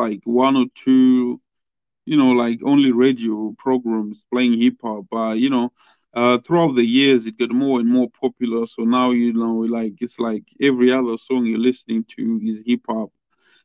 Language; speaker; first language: English; non-native, local second language; Shona